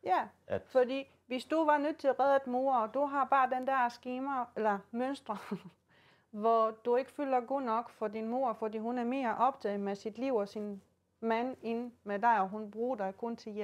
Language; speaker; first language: Danish; non-native, fluent; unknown